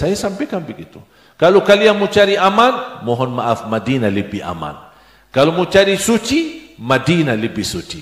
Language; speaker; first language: Indonesian; non-native, fluent; Arabic